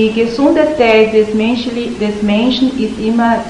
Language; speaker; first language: German; non-native, learner; Portuguese